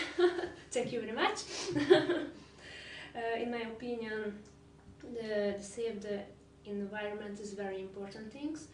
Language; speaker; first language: English; non-native, learner; Hungarian